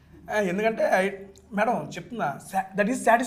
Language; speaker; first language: Telugu; native; Telugu